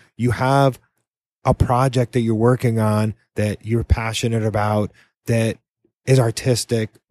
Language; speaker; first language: English; native; English